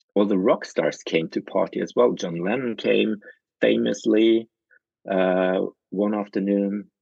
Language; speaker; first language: English; non-native, fluent; Norwegian